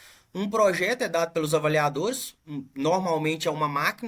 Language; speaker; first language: Portuguese; native; Portuguese